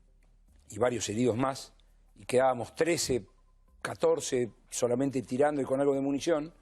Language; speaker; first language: Spanish; native; Spanish